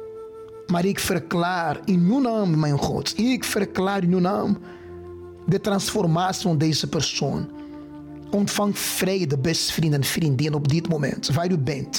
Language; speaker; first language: Dutch; non-native, fluent; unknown